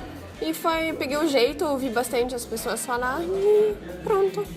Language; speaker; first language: Portuguese; non-native, fluent; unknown